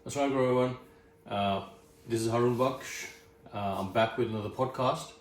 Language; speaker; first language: English; non-native, local second language; Urdu